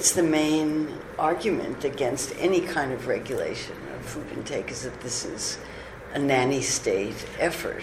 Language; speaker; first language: English; native; English